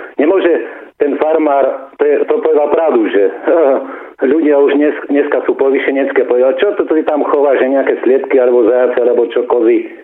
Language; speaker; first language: Slovak; native; Slovak